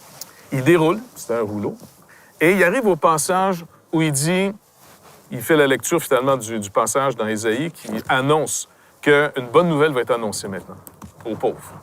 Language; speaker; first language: French; native; French